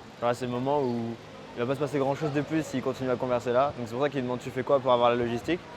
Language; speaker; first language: French; native; French